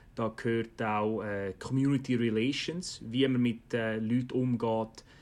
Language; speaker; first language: German; native; German